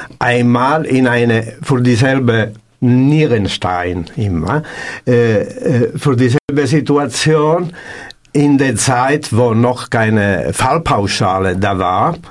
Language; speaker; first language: German; non-native, learner; Italian